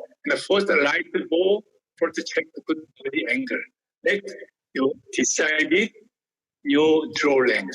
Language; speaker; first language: English; non-native, learner; Korean